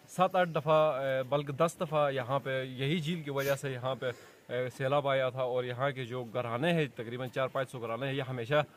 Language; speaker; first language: Urdu; non-native, local second language; Shina